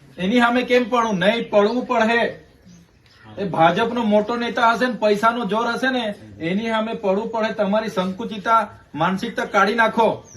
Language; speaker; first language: Gujarati; non-native, local second language; Vasavi